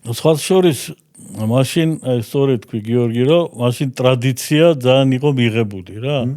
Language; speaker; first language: Georgian; non-native, local second language; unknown